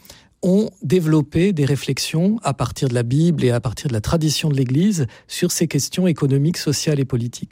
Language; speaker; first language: French; native; French